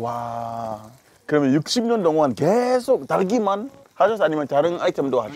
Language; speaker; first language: Korean; non-native, learner; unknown